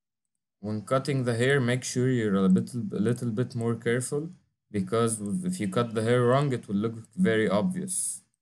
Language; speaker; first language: English; non-native, fluent; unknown